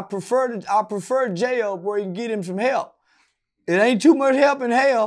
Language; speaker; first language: English; native; English